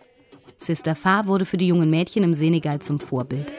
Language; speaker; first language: German; native; German